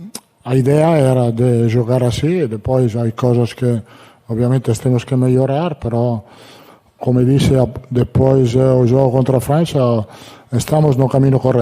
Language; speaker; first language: Portuguese; non-native, learner; Italian